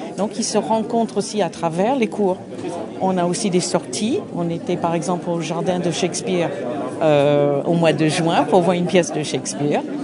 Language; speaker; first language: French; non-native, fluent; English